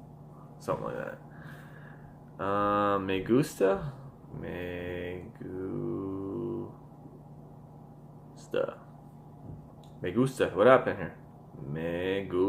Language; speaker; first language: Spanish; non-native, learner; English